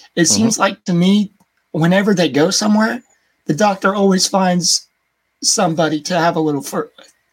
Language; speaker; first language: English; native; English